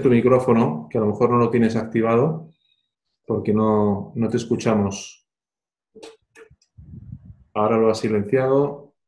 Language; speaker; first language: Spanish; native; Spanish